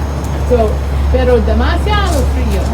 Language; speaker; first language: Spanish; non-native, learner; English